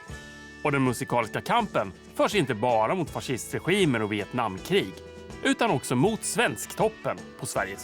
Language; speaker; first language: Swedish; native; Swedish